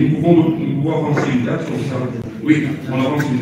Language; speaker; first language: French; non-native, local second language; Lingala